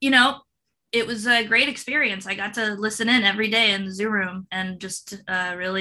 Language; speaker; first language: English; non-native, fluent; Spanish